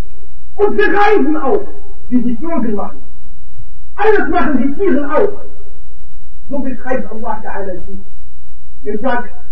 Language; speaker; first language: German; non-native, fluent; Arabic